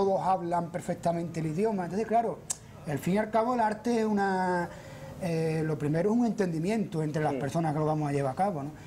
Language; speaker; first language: Spanish; native; Spanish